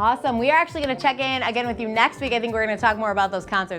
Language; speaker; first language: English; native; English